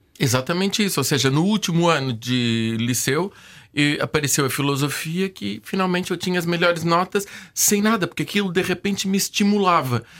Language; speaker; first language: Portuguese; native; Portuguese